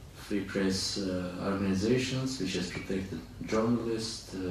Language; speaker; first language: English; non-native, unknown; Azerbaijani